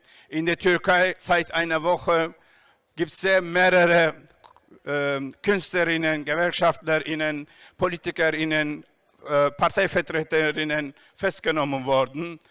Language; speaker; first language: German; non-native, fluent; Turkish